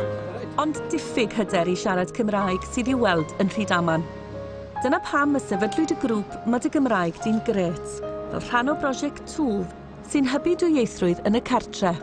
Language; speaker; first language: Welsh; native; Welsh